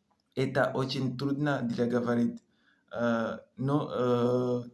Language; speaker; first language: Russian; non-native, learner; French